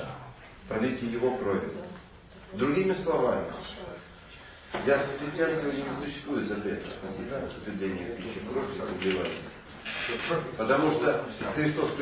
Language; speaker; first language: Russian; native; Russian